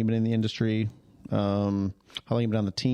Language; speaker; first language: English; native; English